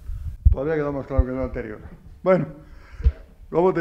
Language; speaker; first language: Spanish; native; Spanish